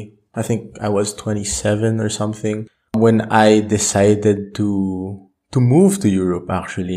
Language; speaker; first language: English; non-native, local second language; Filipino